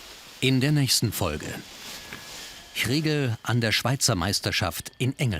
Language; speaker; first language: German; native; German